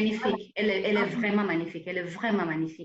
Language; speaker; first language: French; non-native, fluent; English